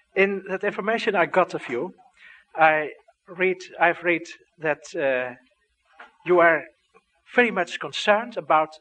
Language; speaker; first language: English; non-native, fluent; Dutch